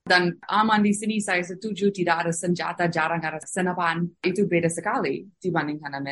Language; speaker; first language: Indonesian; non-native, fluent; English